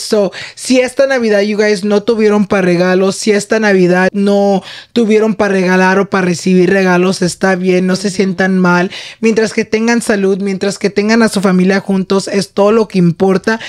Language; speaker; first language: Spanish; early bilingual, heritage; Spanish